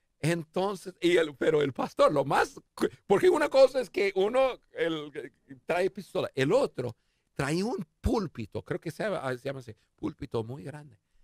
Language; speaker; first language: Spanish; non-native, fluent; English